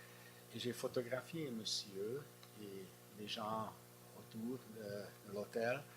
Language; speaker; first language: French; non-native, fluent; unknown